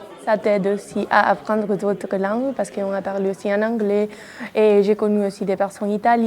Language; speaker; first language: French; non-native, learner; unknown